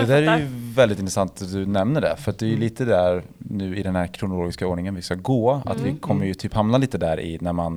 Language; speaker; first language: Swedish; native; Swedish